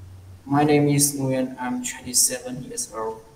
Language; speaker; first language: English; non-native, learner; Vietnamese